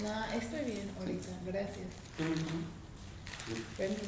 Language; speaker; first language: Spanish; non-native, learner; English